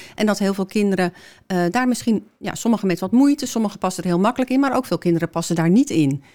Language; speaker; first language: Dutch; native; Dutch